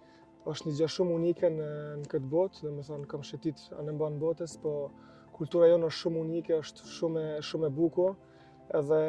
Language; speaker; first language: Albanian; early bilingual, heritage; Albanian